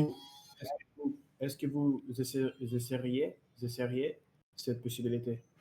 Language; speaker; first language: French; non-native, learner; Russian